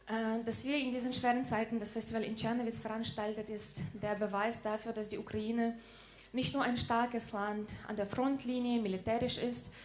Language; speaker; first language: German; non-native, fluent; Ukrainian